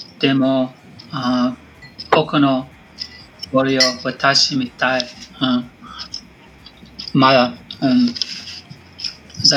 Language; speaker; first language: Japanese; non-native, learner; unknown